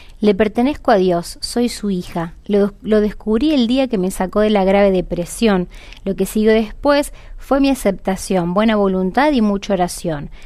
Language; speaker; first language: Spanish; native; Spanish